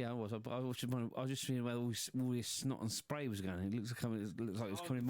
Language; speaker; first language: English; native; English